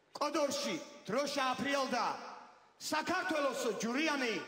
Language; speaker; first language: Georgian; non-native, local second language; Mingrelian